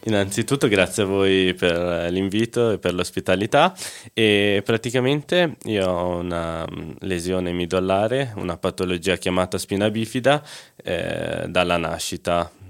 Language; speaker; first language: Italian; native; Italian